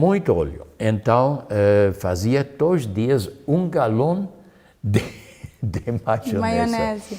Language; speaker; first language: Portuguese; non-native, fluent; German